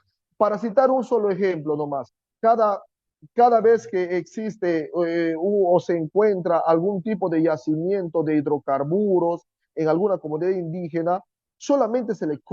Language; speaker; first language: Spanish; native; Spanish